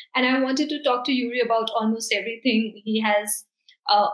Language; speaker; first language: English; non-native, local second language; Hindi